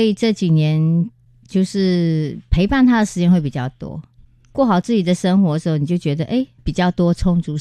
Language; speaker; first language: Chinese; native; Chinese